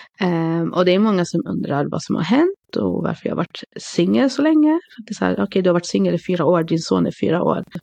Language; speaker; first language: Swedish; early bilingual, other home language; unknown